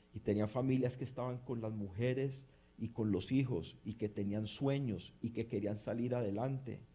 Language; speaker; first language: Spanish; early bilingual, heritage; Spanish